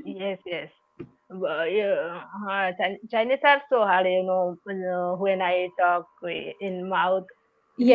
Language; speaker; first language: English; non-native, learner; Odia